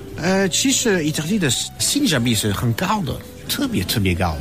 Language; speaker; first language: Chinese; non-native, fluent; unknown